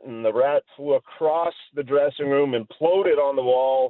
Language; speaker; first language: English; native; English